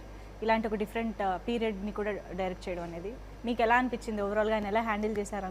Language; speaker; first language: Telugu; native; Telugu